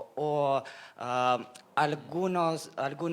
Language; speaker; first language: Spanish; non-native, learner; Lithuanian